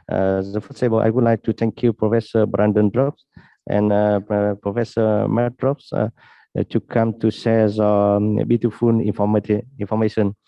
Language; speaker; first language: English; non-native, learner; Vietnamese